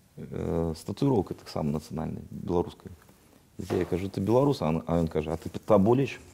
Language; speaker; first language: Belarusian; native; Belarusian